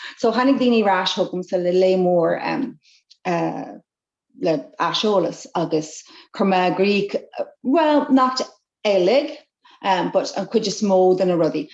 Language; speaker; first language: Irish; non-native, local second language; English